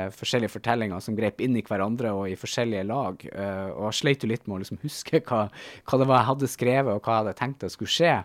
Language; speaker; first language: Norwegian; native; Norwegian